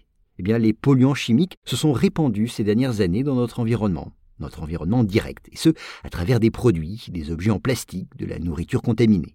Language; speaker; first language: French; native; French